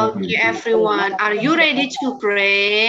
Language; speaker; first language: English; non-native, local second language; Indonesian